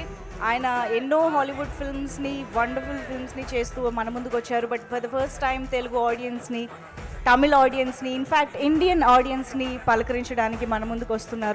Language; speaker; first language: Telugu; native; Telugu